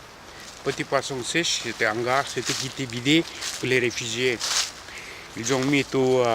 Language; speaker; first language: French; non-native, fluent; Korean